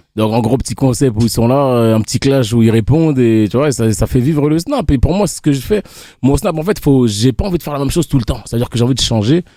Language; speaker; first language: French; early bilingual, other home language; Haitian Creole